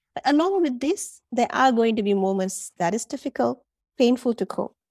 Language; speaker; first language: English; non-native, local second language; Tamil